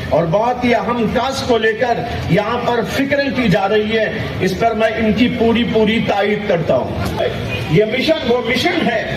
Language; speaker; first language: Urdu; native; Urdu